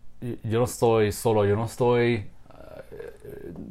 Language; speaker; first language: Spanish; non-native, fluent; English